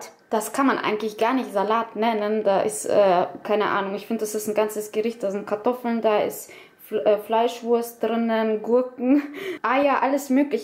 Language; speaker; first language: German; early bilingual, other home language; Russian